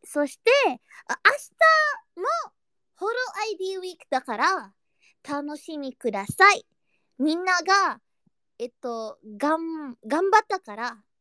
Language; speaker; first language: Japanese; non-native, learner; Indonesian